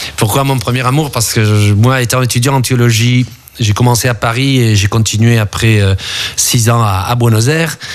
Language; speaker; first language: French; early bilingual, other home language; Spanish